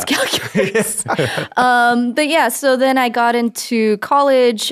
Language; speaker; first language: English; native; English